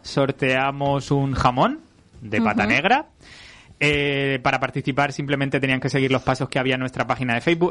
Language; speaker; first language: Spanish; native; Spanish